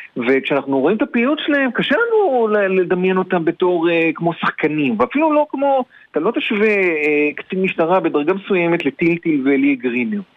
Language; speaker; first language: Hebrew; native; Hebrew